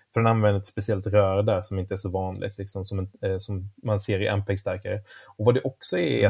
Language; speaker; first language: Swedish; native; Swedish